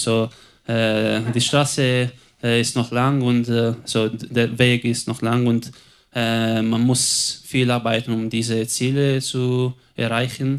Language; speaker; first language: German; non-native, local second language; Italian